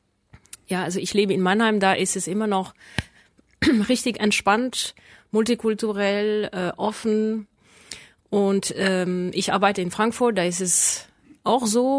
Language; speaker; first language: German; non-native, fluent; French